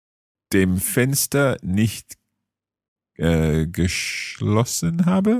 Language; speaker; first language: German; non-native, learner; English